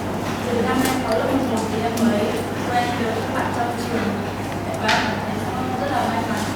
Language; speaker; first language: Vietnamese; non-native, local second language; Hmong